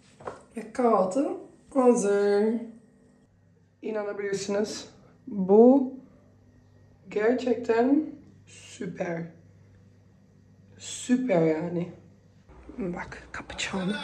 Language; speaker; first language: Turkish; early bilingual, heritage; Dutch